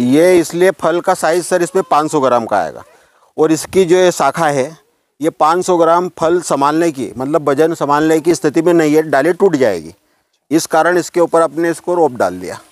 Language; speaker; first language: Hindi; native; Hindi